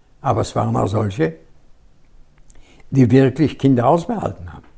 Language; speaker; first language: German; non-native, fluent; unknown